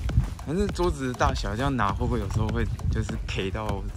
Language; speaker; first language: Chinese; native; Chinese